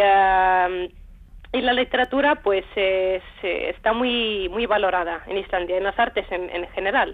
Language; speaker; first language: Spanish; non-native, fluent; Icelandic